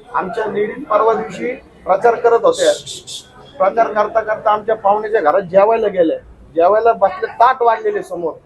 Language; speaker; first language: Marathi; native; Marathi